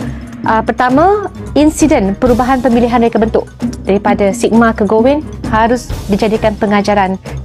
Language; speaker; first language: Malay; native; Malay